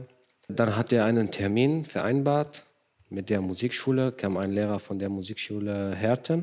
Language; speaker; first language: German; non-native, fluent; Kurdish